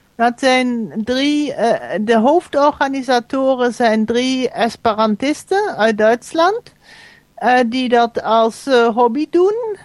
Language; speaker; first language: Dutch; non-native, fluent; German